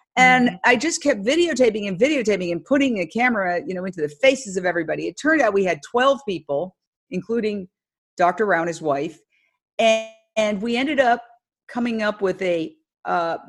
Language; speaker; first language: English; native; English